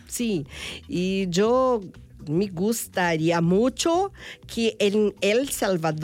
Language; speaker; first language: Spanish; non-native, fluent; Portuguese